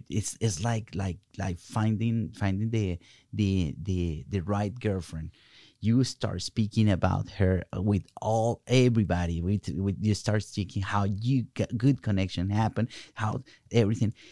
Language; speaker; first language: English; non-native, fluent; Spanish